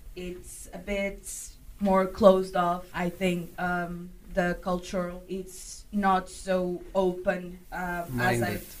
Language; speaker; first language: English; non-native, fluent; Portuguese